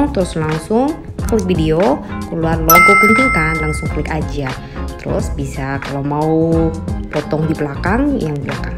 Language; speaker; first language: Indonesian; non-native, fluent; Korean